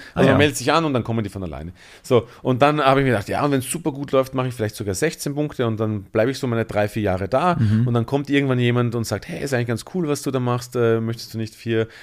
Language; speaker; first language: German; native; German